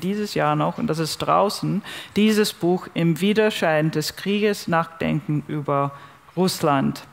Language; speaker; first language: German; non-native, fluent; English